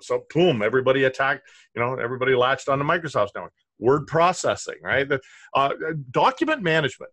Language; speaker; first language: English; native; English